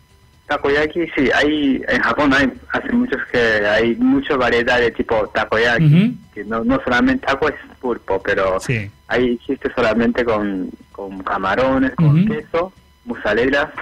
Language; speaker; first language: Spanish; non-native, fluent; Japanese